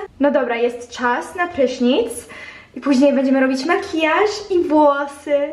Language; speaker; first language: Polish; early bilingual, heritage; Polish